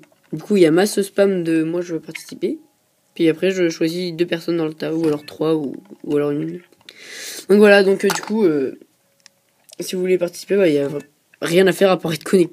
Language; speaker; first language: French; native; French